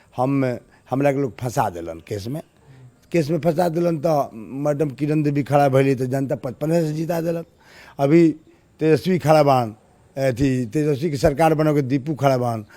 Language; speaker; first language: Bhojpuri; native; Bhojpuri